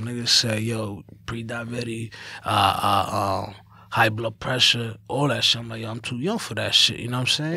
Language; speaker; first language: English; early bilingual, other home language; Spanish